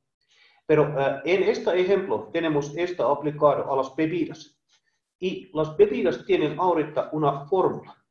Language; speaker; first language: Spanish; non-native, learner; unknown